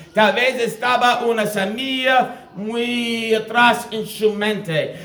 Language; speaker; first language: Spanish; non-native, learner; English